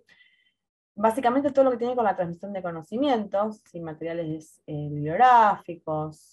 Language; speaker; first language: Spanish; native; Spanish